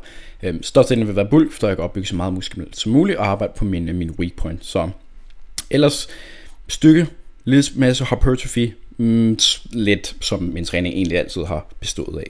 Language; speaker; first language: Danish; native; Danish